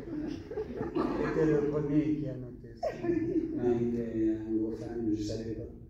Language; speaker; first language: French; non-native, fluent; English